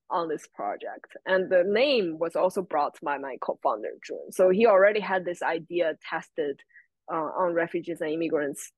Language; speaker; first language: English; non-native, fluent; Chinese